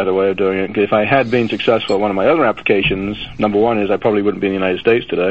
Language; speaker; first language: English; native; English